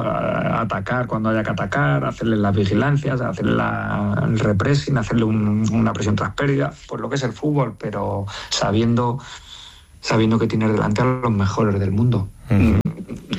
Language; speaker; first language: Spanish; native; Spanish